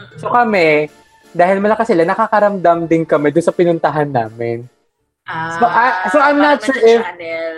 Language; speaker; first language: Filipino; native; Filipino